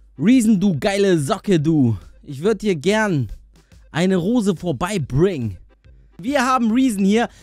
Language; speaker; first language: German; early bilingual, other home language; Albanian